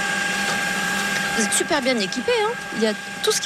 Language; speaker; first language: French; native; French